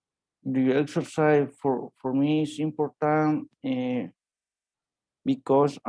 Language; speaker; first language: English; non-native, learner; Spanish